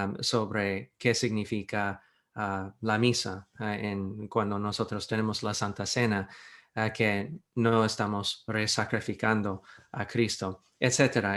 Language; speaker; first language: Spanish; non-native, fluent; English